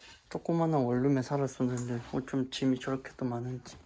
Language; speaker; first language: Korean; native; Korean